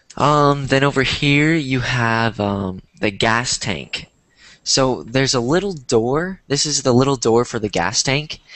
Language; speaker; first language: English; native; English